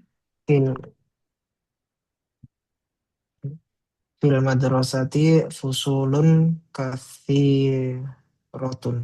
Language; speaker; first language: Arabic; non-native, learner; Indonesian